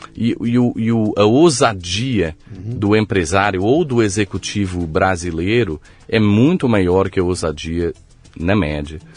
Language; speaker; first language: Portuguese; native; Portuguese